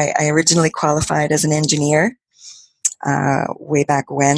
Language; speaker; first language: English; native; English